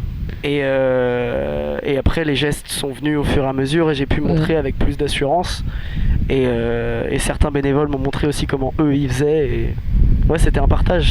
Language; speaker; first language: French; native; French